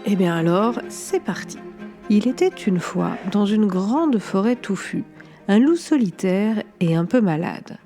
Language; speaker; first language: French; native; French